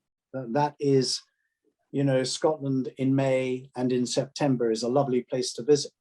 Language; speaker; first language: English; native; English